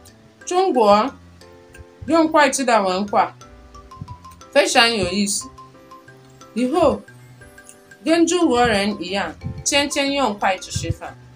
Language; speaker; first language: Chinese; non-native, learner; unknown